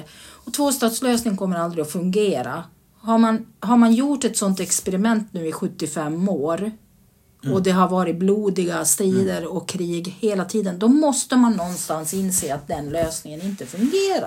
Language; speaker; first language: Swedish; native; Swedish